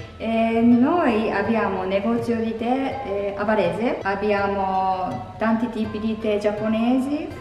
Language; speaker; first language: Italian; non-native, learner; Japanese